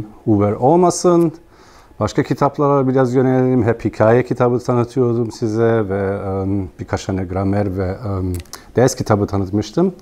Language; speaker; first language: Turkish; non-native, fluent; German